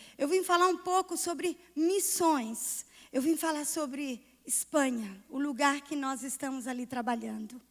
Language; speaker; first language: Portuguese; native; Portuguese